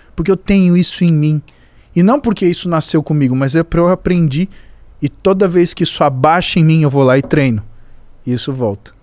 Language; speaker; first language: Portuguese; native; Portuguese